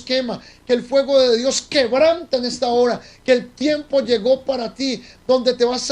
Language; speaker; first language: Spanish; native; Spanish